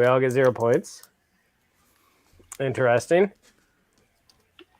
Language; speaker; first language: English; native; English